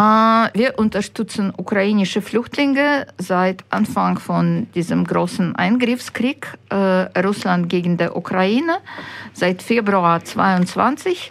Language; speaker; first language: German; non-native, fluent; Ukrainian